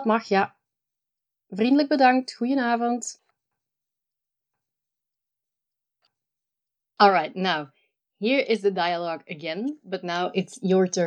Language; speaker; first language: English; non-native, fluent; Dutch